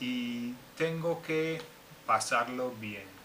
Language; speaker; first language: Spanish; non-native, fluent; English